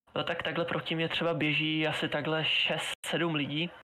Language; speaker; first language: Czech; native; Czech